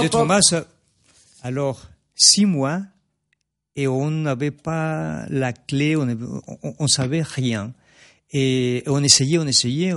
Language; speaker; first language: French; non-native, fluent; Spanish